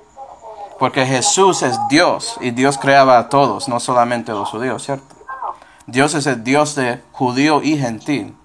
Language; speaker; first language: Spanish; non-native, fluent; English